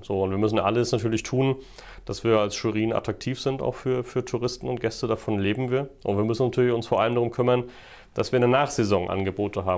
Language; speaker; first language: German; native; German